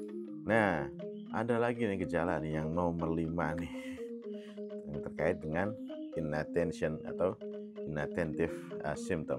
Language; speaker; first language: Indonesian; native; Indonesian